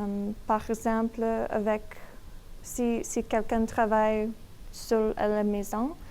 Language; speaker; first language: French; non-native, learner; English